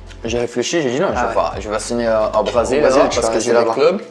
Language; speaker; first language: French; non-native, learner; Portuguese